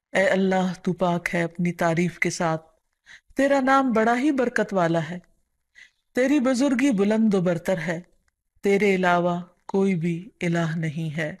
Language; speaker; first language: Urdu; native; Urdu